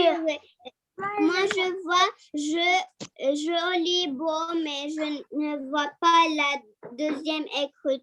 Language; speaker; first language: French; non-native, learner; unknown